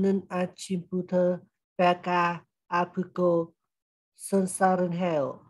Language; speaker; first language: Korean; non-native, learner; Vietnamese